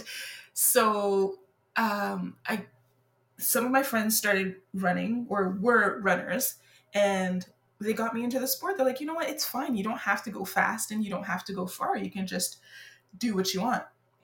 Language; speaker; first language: English; non-native, fluent; French